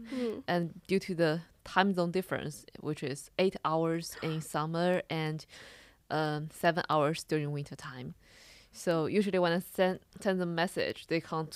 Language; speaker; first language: English; non-native, fluent; Chinese